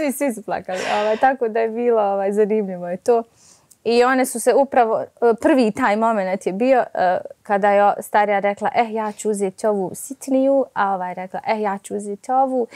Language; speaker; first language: Croatian; native; Croatian